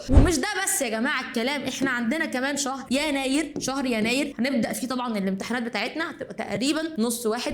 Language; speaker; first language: Arabic; native; Arabic